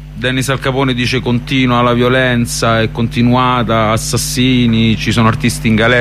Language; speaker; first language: Italian; native; Italian